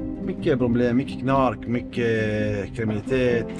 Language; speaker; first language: Swedish; non-native, learner; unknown